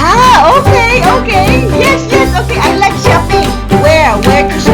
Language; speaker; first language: English; non-native, learner; Thai